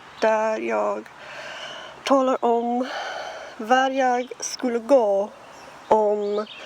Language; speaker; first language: Swedish; non-native, learner; English